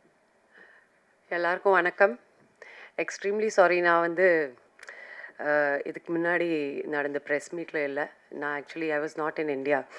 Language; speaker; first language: Tamil; non-native, fluent; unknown